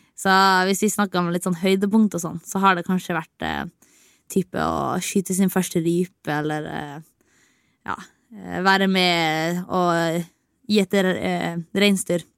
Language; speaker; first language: Norwegian; native; Norwegian